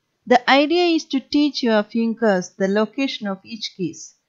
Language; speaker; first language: English; non-native, local second language; Malayalam